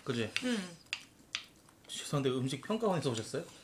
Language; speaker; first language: Korean; native; Korean